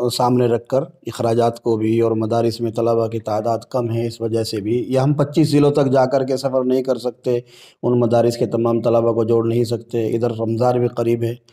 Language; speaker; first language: Urdu; native; Urdu